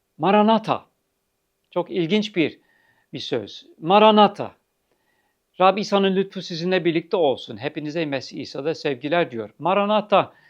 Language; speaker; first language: Turkish; non-native, fluent; English